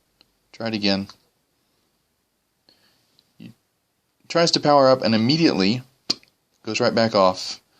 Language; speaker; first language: English; native; English